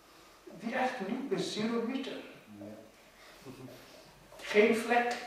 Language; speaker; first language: Dutch; non-native, fluent; Urdu